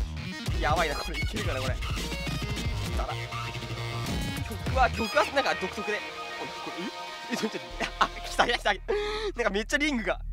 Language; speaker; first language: Japanese; native; Japanese